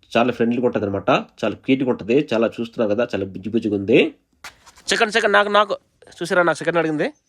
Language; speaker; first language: Telugu; non-native, local second language; Odia